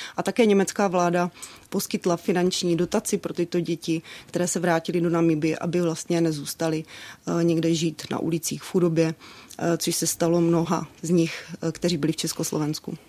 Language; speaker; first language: Czech; native; Czech